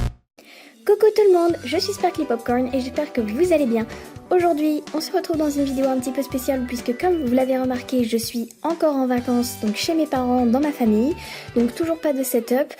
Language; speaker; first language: French; native; French